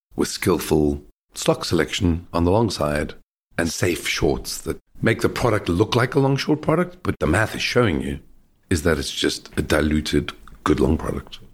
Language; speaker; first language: English; native; English